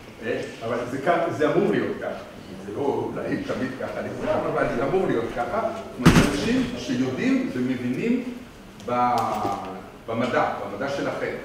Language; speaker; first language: Hebrew; non-native, fluent; French